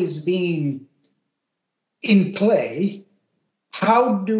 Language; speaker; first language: English; native; English